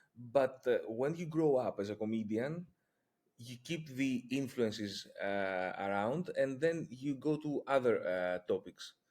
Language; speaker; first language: English; non-native, fluent; Greek